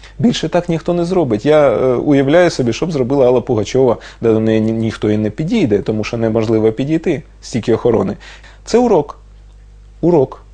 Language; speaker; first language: Ukrainian; non-native, local second language; Russian